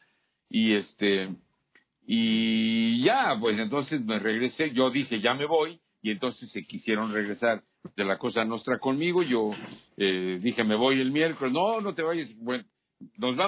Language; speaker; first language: Spanish; native; Spanish